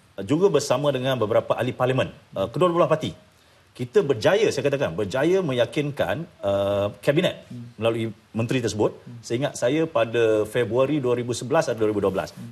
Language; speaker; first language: Malay; native; Malay